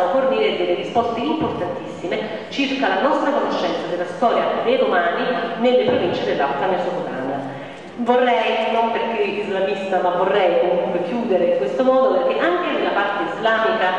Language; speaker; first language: Italian; native; Italian